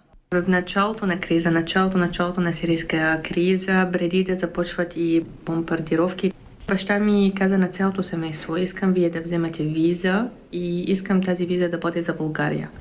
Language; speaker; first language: Bulgarian; non-native, fluent; Arabic